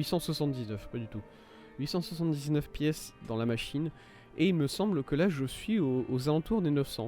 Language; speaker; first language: French; native; French